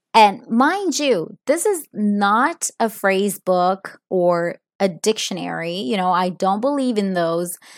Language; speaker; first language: English; non-native, fluent; Italian